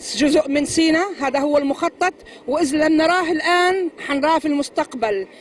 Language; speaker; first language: Arabic; native; Arabic